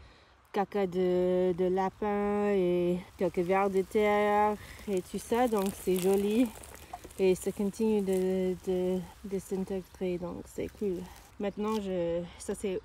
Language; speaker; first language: French; non-native, fluent; English